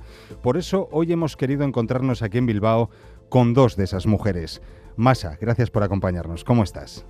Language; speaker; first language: Spanish; native; Spanish